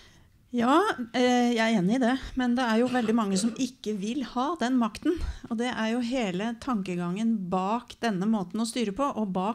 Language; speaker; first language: Norwegian; native; Norwegian